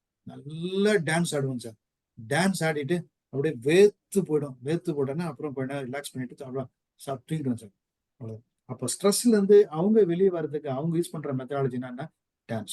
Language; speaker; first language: Tamil; native; Tamil